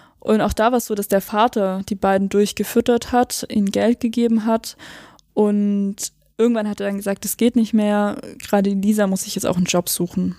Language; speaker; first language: German; native; German